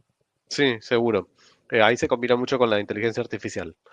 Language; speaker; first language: Spanish; native; Spanish